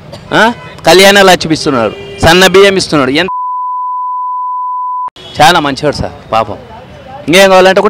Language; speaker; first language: Telugu; native; Telugu